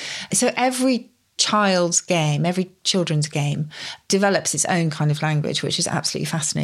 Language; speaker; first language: English; native; English